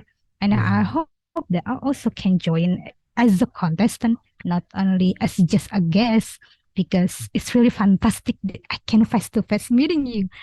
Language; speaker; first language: English; non-native, learner; Indonesian